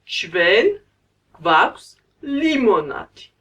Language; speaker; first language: Georgian; non-native, learner; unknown